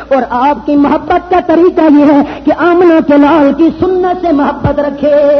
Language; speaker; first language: Urdu; non-native, local second language; Punjabi